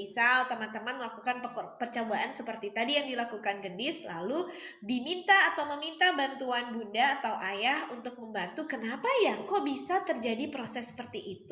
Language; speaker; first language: Indonesian; native; Indonesian